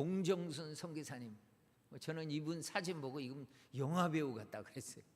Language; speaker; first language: Korean; native; Korean